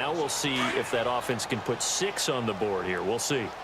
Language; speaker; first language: English; native; English